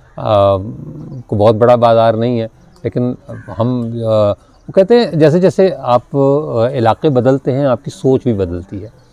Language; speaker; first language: Urdu; non-native, local second language; Punjabi